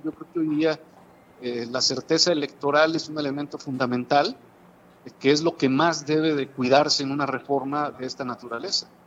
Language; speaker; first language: Spanish; native; Spanish